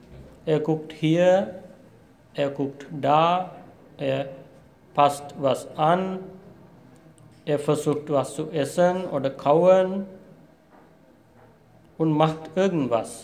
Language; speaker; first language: German; non-native, fluent; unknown